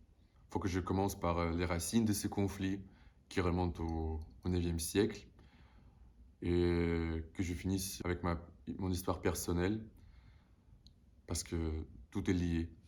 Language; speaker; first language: French; non-native, fluent; Russian